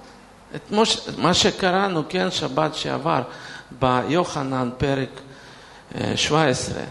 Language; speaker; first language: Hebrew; non-native, fluent; Russian